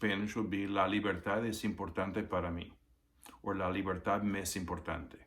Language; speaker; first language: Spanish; non-native, fluent; English